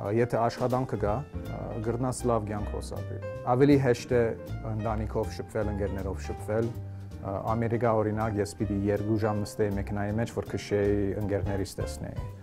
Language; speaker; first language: Armenian; early bilingual, heritage; Armenian